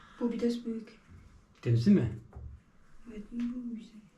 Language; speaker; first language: Turkish; non-native, learner; Lao